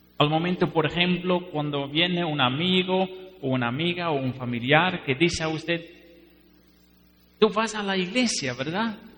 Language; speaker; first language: Spanish; non-native, fluent; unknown